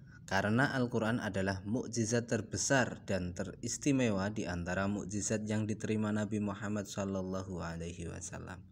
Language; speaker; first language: Indonesian; native; Indonesian